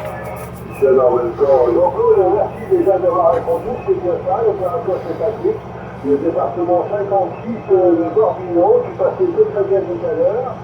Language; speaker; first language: French; native; French